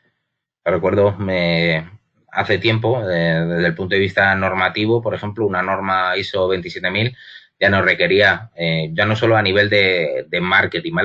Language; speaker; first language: Spanish; native; Spanish